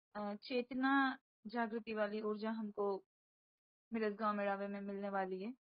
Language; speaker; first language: Hindi; non-native, local second language; Marathi